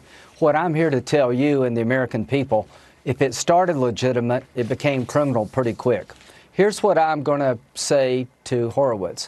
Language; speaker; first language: English; native; English